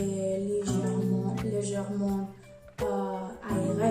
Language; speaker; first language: French; non-native, learner; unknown